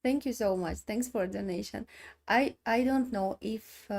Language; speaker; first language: English; non-native, learner; Armenian